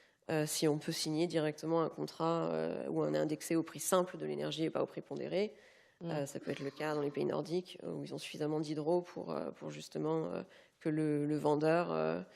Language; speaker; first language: French; native; French